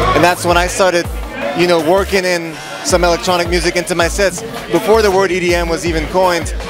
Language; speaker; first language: English; native; English